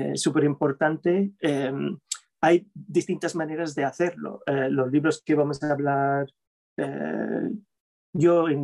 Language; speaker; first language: Spanish; non-native, fluent; English